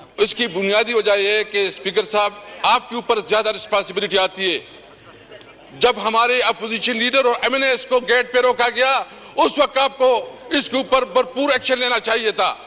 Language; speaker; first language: Urdu; non-native, local second language; Pashto